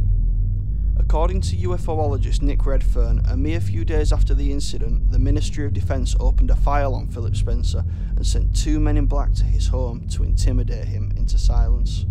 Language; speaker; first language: English; native; English